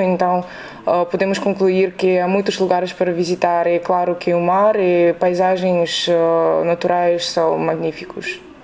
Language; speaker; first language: Portuguese; non-native, fluent; Russian